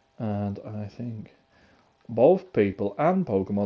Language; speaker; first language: English; native; English